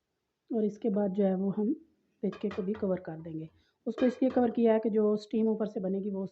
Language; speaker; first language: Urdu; non-native, local second language; Pahari-Potwari